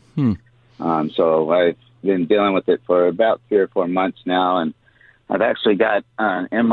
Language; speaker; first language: English; native; English